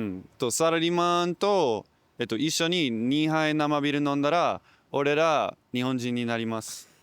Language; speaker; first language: Japanese; non-native, learner; English